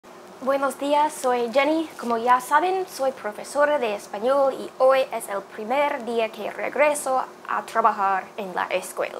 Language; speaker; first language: Spanish; non-native, fluent; English